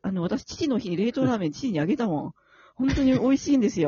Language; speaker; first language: Japanese; native; Japanese